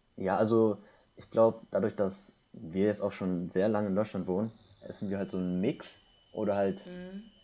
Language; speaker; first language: German; early bilingual, other home language; Korean